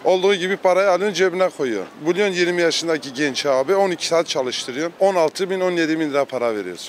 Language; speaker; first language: Turkish; native; Turkish